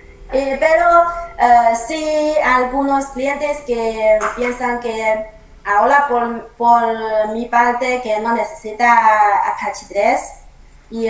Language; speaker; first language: Spanish; non-native, learner; Chinese